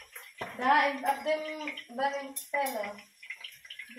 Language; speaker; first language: German; non-native, learner; Filipino